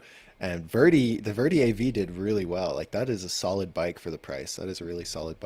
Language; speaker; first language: English; native; English